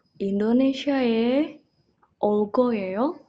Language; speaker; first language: Korean; non-native, learner; Indonesian